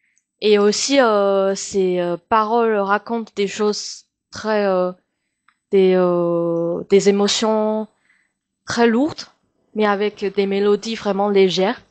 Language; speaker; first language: French; non-native, fluent; Chinese